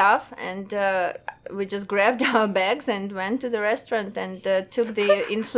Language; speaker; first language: English; non-native, fluent; Russian